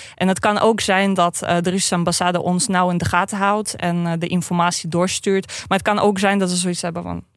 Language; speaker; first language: Dutch; non-native, fluent; Russian